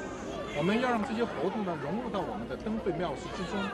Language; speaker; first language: Chinese; native; Chinese